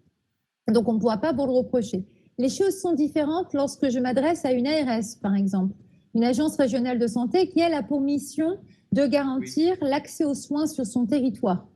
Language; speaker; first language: French; native; French